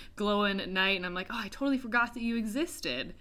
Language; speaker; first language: English; native; English